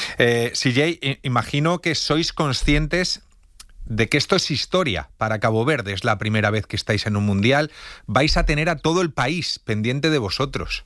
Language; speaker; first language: Spanish; native; Spanish